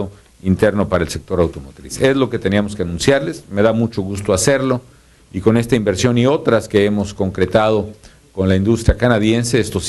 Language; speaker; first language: Spanish; native; Spanish